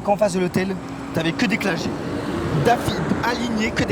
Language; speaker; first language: French; native; French